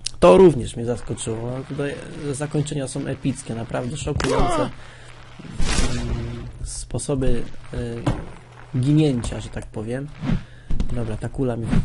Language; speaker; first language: Polish; native; Polish